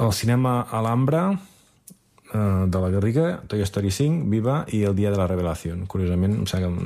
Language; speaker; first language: Catalan; native; Catalan